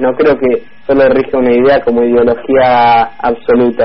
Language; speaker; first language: Spanish; native; Spanish